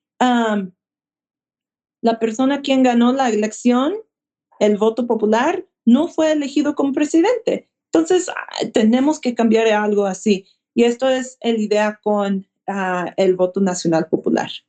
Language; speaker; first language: Spanish; early bilingual, heritage; Spanish